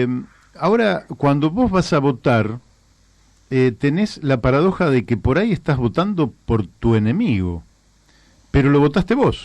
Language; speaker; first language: Spanish; native; Spanish